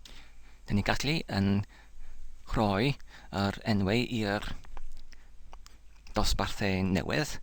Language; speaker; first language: Welsh; non-native, learner; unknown